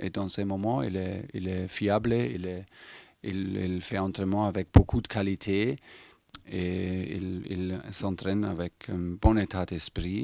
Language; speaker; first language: French; non-native, fluent; German